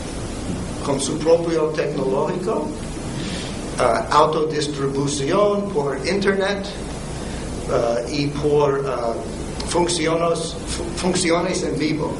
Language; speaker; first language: Spanish; non-native, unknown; English